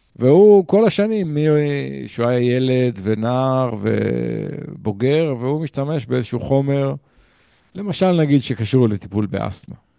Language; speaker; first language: Hebrew; native; Hebrew